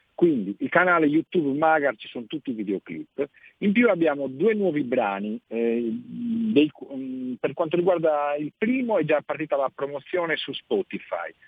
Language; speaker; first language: Italian; native; Italian